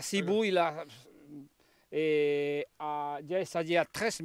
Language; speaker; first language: French; non-native, learner; Spanish